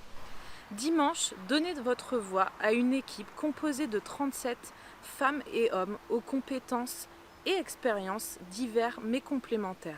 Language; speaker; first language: French; native; French